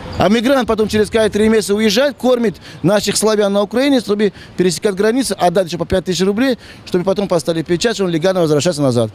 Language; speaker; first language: Russian; non-native, local second language; Tajik